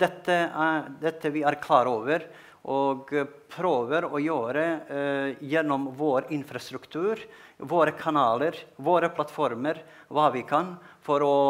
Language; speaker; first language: Norwegian; non-native, fluent; Bosnian